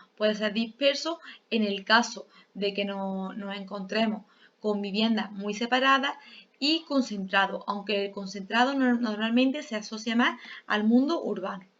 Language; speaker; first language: Spanish; native; Spanish